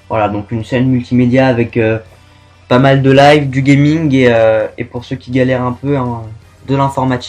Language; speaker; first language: French; native; French